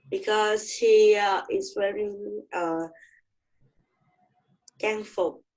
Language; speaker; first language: English; non-native, learner; Vietnamese